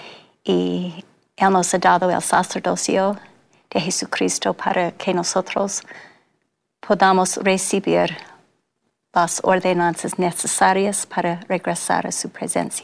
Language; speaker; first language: Spanish; non-native, fluent; English